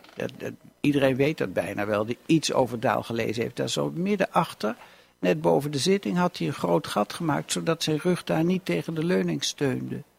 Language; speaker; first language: Dutch; native; Dutch